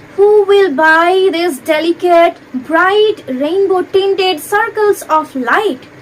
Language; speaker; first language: English; non-native, local second language; Bangla